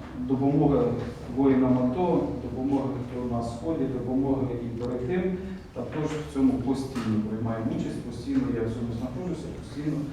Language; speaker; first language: Ukrainian; native; Ukrainian